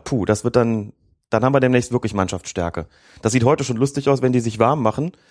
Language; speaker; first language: German; native; German